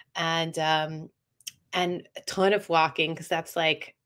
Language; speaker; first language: English; native; English